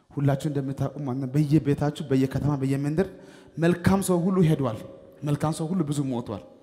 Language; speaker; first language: Amharic; non-native, local second language; Wolaytta